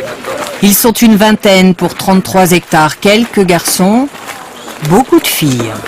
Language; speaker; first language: French; native; French